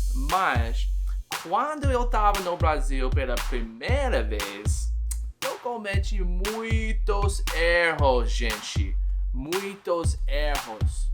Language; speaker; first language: Portuguese; non-native, learner; English